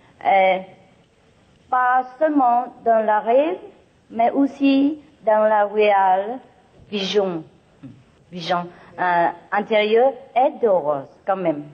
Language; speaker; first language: French; non-native, learner; Vietnamese